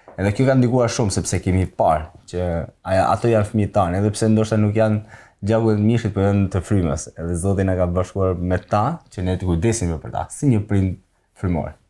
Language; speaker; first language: Albanian; native; Albanian